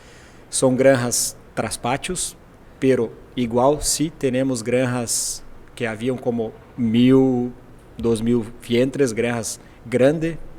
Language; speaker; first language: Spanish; non-native, fluent; Portuguese